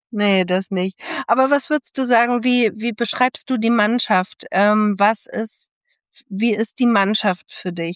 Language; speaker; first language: German; native; German